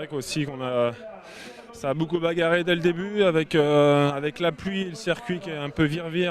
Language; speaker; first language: French; native; French